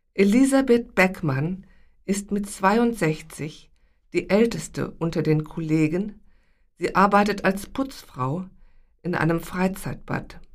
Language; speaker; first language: German; native; German